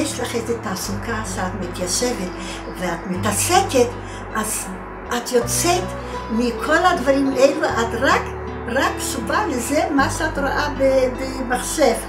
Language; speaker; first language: Hebrew; non-native, fluent; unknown